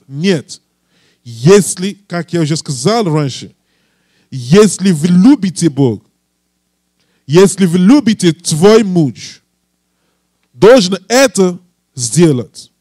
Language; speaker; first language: Russian; non-native, learner; English